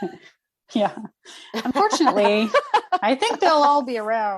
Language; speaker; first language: English; native; English